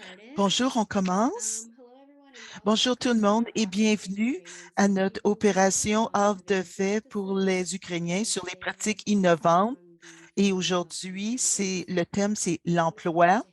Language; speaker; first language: French; non-native, fluent; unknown